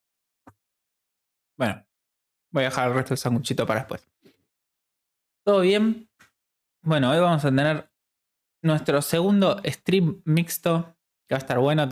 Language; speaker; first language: Spanish; native; Spanish